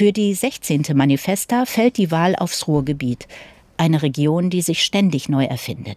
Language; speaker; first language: German; native; German